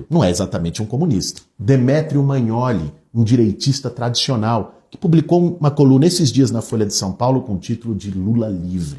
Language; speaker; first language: Portuguese; native; Portuguese